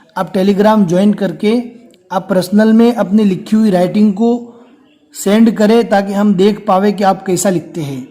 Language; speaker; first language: Hindi; native; Hindi